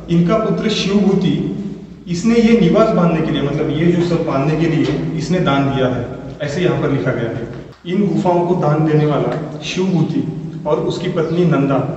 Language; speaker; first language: Hindi; non-native, local second language; Marathi